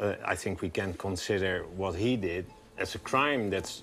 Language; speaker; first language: English; non-native, fluent; Dutch